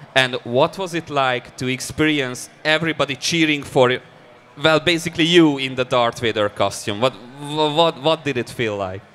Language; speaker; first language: English; early bilingual, other home language; Hungarian